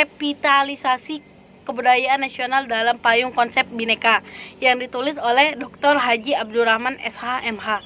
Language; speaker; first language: Indonesian; native; Indonesian